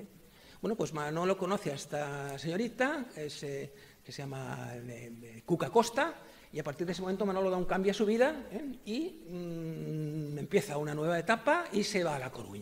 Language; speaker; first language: Spanish; native; Spanish